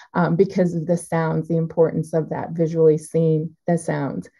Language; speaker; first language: English; native; English